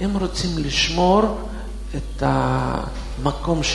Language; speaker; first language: Hebrew; non-native, fluent; Russian